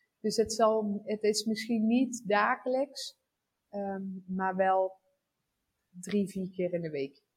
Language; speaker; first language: Dutch; native; Dutch